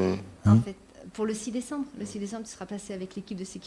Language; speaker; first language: French; native; French